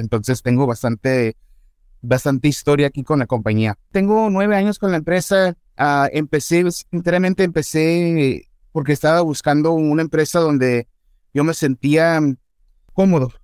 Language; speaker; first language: Spanish; early bilingual, heritage; Spanish